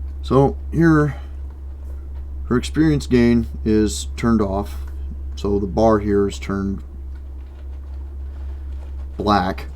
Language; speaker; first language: English; native; English